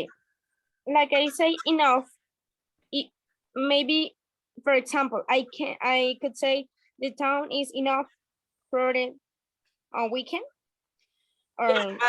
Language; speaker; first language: English; non-native, learner; Spanish